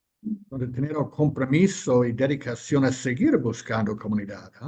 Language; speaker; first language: Spanish; non-native, fluent; English